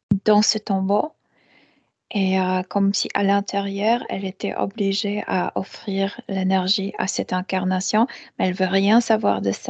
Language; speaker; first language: French; non-native, fluent; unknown